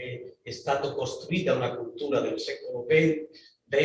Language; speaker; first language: Italian; non-native, learner; Spanish